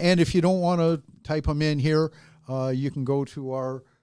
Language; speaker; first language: English; native; English